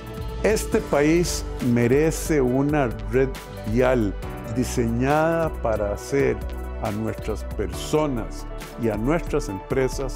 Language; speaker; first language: Spanish; native; Spanish